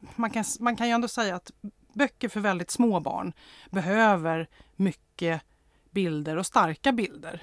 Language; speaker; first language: Swedish; native; Swedish